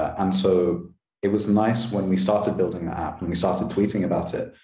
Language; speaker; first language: English; native; English